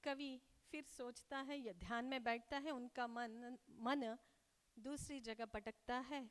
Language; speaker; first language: Hindi; non-native, local second language; Kannada